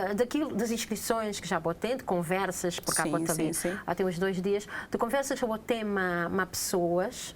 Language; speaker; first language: Portuguese; non-native, local second language; Kabuverdianu